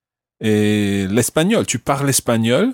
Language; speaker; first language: French; non-native, fluent; English